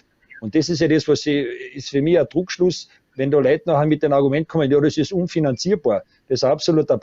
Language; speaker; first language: German; native; German